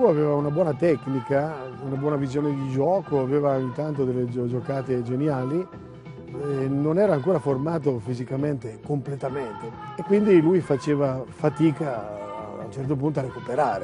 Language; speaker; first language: Italian; native; Italian